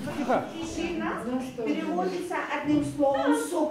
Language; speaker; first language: Russian; non-native, learner; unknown